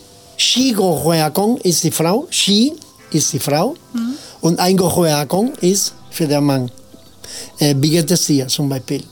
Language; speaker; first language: German; non-native, fluent; Spanish